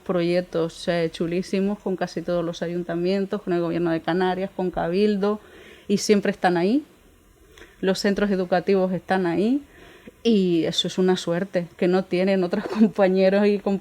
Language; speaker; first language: Spanish; native; Spanish